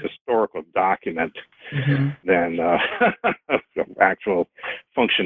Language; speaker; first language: English; native; English